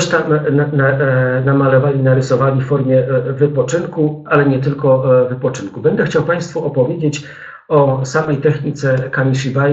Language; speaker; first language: Polish; native; Polish